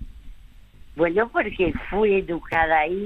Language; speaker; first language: Spanish; early bilingual, other home language; French